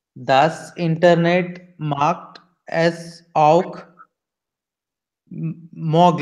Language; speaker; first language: German; non-native, learner; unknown